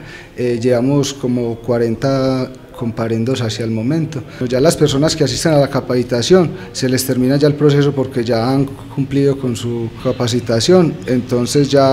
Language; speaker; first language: Spanish; native; Spanish